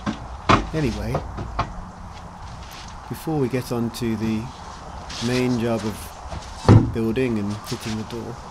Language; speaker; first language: English; native; English